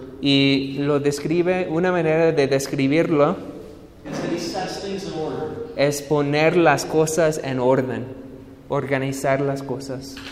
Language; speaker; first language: Spanish; non-native, learner; English